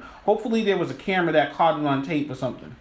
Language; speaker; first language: English; native; English